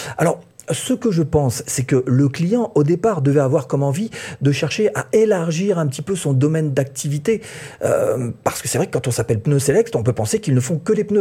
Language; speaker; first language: French; native; French